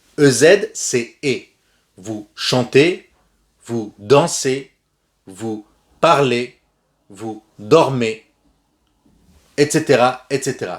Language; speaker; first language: French; non-native, fluent; Spanish